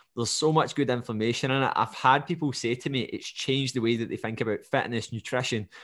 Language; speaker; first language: English; native; English